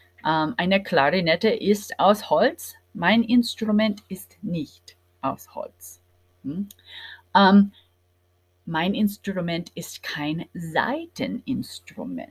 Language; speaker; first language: German; non-native, fluent; English